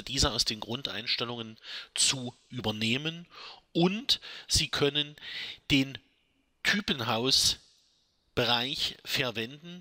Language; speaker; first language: German; native; German